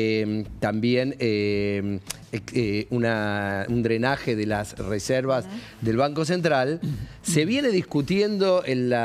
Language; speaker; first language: Spanish; native; Spanish